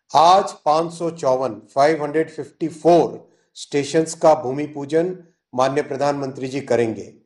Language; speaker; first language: Hindi; native; Hindi